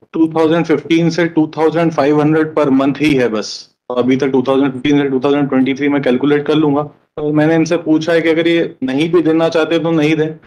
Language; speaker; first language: Hindi; native; Hindi